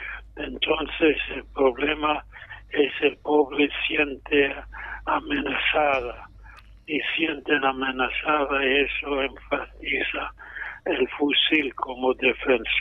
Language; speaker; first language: Spanish; non-native, fluent; English